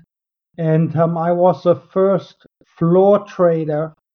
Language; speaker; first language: English; non-native, fluent; German